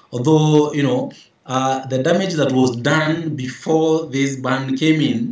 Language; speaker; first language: English; non-native, local second language; Meru